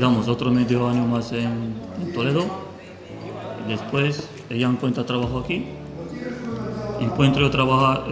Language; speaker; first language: Spanish; non-native, fluent; Romanian